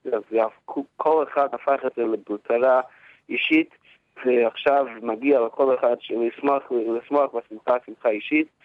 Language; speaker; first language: Hebrew; non-native, fluent; English